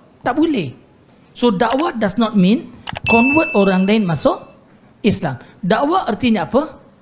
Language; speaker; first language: Malay; non-native, local second language; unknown